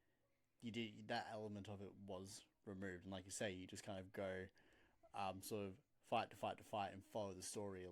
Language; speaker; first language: English; native; English